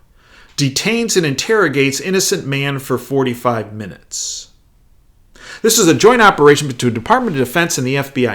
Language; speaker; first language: English; native; English